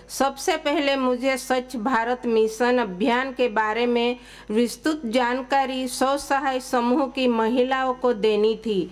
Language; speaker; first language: Hindi; non-native, local second language; Gujarati